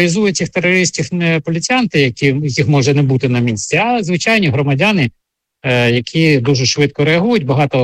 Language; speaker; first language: Ukrainian; native; Ukrainian